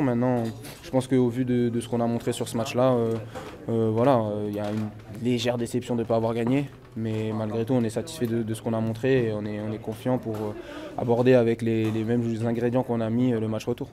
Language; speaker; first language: French; native; French